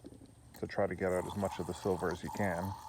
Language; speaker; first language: English; native; English